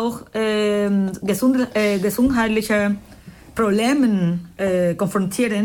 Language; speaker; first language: German; non-native, fluent; Spanish